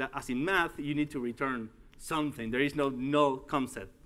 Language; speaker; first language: English; non-native, fluent; Spanish